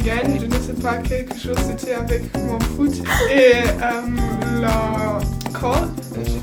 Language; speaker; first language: French; non-native, learner; German